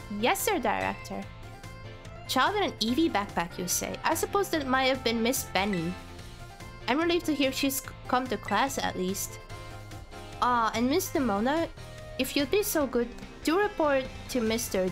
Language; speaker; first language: English; non-native, fluent; Hungarian